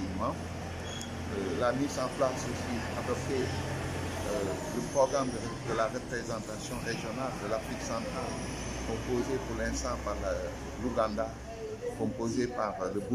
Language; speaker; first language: French; non-native, local second language; Wolof